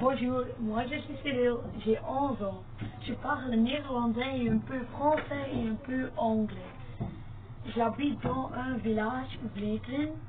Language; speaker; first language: French; non-native, learner; Dutch